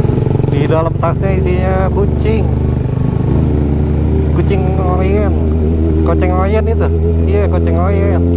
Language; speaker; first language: Indonesian; native; Indonesian